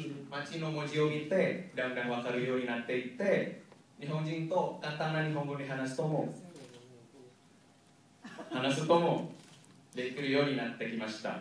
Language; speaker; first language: Japanese; non-native, learner; Indonesian